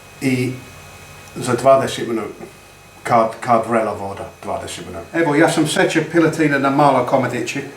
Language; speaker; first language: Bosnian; non-native, learner; English